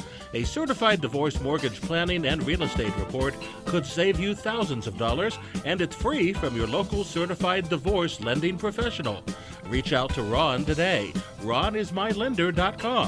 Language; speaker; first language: English; native; English